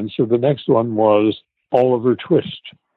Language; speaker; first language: English; native; English